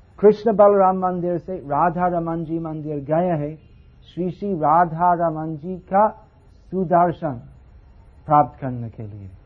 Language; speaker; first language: Hindi; non-native, fluent; English